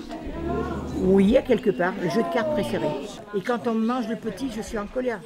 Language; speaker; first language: French; native; French